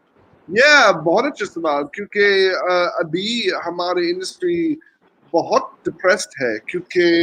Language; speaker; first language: Hindi; non-native, learner; English